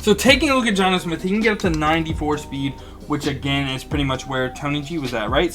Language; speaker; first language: English; native; English